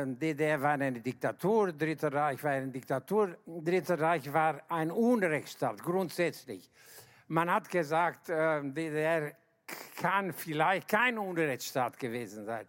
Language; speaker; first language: German; non-native, fluent; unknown